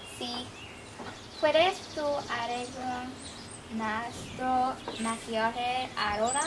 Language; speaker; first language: Spanish; non-native, learner; English